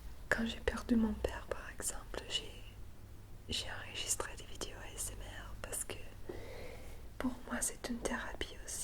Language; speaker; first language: French; non-native, fluent; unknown